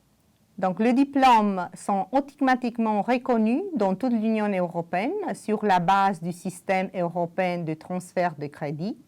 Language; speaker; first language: French; non-native, fluent; Romanian